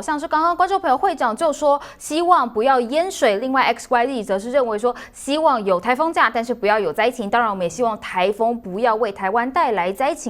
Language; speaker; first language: Chinese; native; Chinese